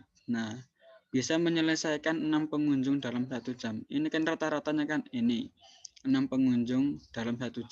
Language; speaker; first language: Indonesian; native; Indonesian